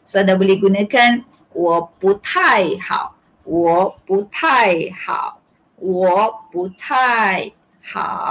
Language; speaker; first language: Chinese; non-native, local second language; Malay